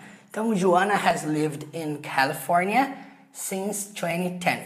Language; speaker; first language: English; non-native, fluent; Portuguese